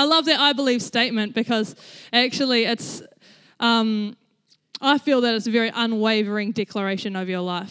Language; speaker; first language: English; native; English